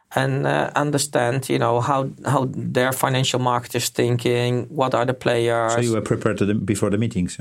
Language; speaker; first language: English; non-native, fluent; Polish